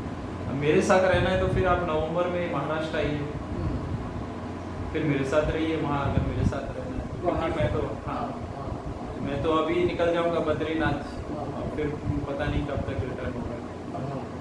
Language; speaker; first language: Hindi; native; Hindi